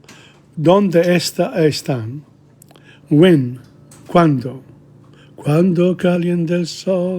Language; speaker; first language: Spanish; non-native, learner; English